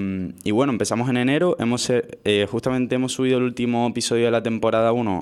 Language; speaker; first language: Spanish; native; Spanish